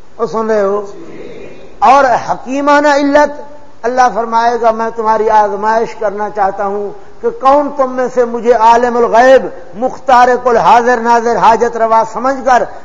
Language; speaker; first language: Urdu; non-native, local second language; Saraiki